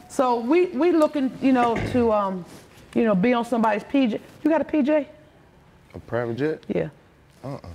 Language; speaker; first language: English; native; English